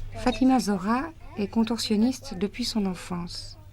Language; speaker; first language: French; native; French